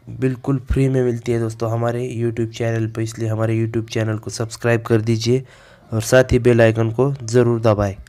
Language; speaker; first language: Hindi; non-native, local second language; Marathi